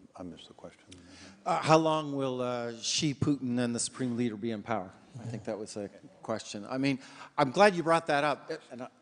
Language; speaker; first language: English; native; English